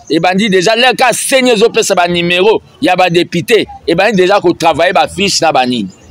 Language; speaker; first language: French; non-native, local second language; Lingala